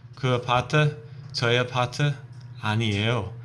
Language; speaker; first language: Korean; non-native, learner; English